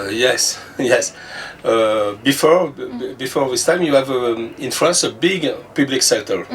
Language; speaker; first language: English; non-native, learner; French